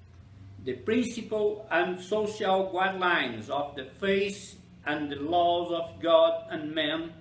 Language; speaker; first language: English; non-native, fluent; Portuguese